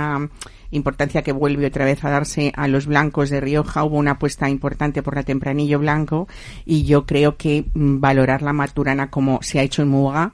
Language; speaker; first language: Spanish; native; Spanish